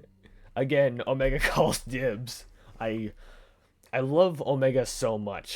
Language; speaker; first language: English; native; English